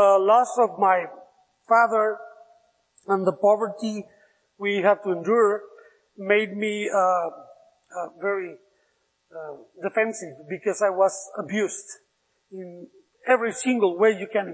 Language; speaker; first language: English; non-native, fluent; Spanish